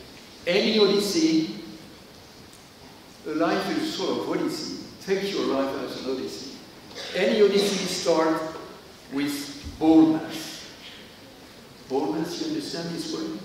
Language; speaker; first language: English; non-native, learner; French